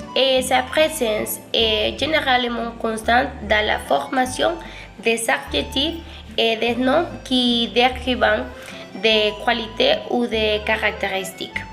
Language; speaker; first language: French; non-native, learner; Spanish